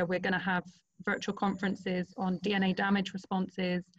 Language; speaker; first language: English; non-native, fluent; Portuguese